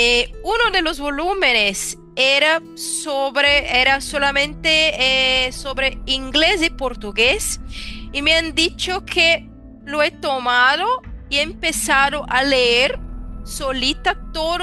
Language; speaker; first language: Spanish; non-native, fluent; Portuguese